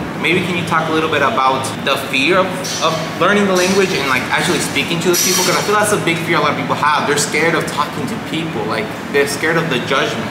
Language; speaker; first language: English; native; English